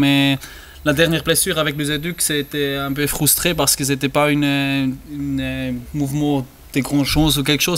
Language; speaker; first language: French; non-native, learner; German